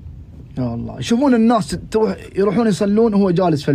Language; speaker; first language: Arabic; native; Arabic